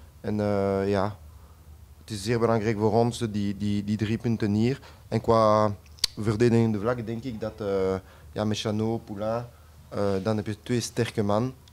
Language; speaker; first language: Dutch; non-native, local second language; French